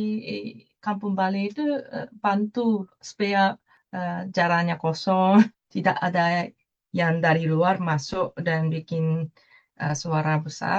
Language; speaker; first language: Indonesian; non-native, fluent; Japanese